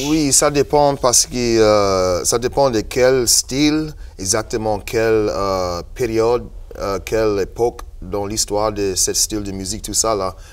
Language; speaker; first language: French; non-native, local second language; English